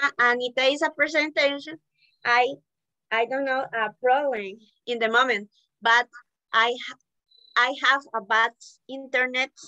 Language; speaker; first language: English; non-native, learner; Spanish